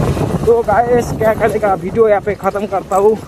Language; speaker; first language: Hindi; non-native, local second language; Bangla